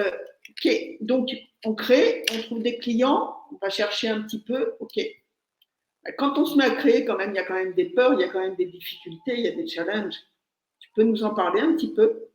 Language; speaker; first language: French; native; French